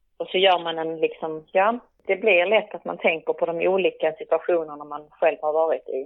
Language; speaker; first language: Swedish; native; Swedish